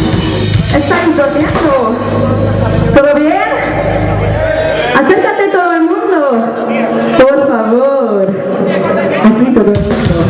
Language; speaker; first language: Spanish; non-native, learner; French